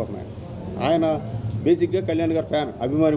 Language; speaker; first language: Telugu; native; Telugu